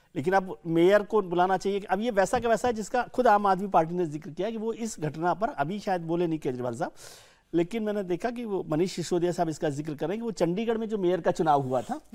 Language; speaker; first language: Hindi; native; Hindi